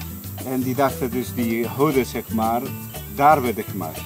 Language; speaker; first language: Dutch; non-native, fluent; Spanish